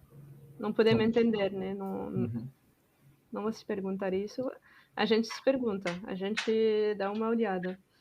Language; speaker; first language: Portuguese; non-native, fluent; French